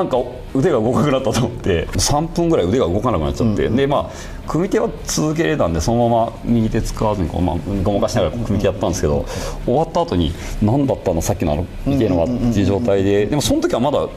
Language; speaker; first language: Japanese; native; Japanese